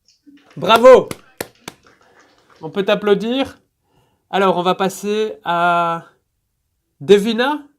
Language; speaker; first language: French; native; French